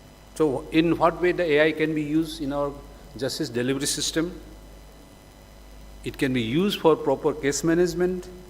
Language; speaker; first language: English; non-native, local second language; Manipuri